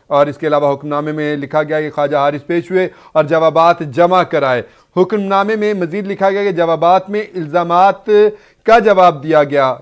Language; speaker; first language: Urdu; native; Urdu